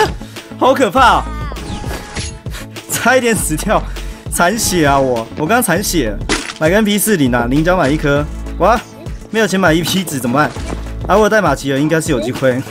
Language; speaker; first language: Chinese; native; Chinese